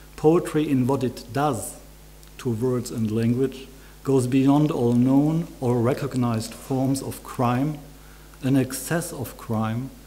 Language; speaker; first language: English; non-native, fluent; German